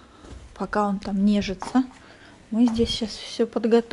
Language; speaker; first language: Russian; native; Russian